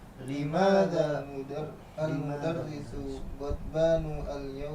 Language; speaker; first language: Arabic; non-native, learner; Indonesian